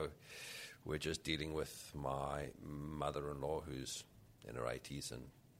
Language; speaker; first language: English; native; English